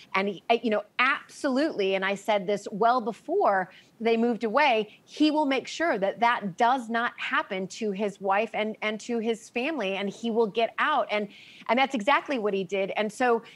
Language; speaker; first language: English; native; English